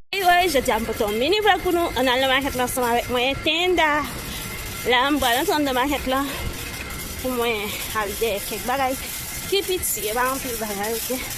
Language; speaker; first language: French; non-native, learner; Haitian Creole